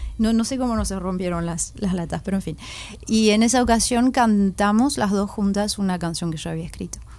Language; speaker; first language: Spanish; early bilingual, heritage; Spanish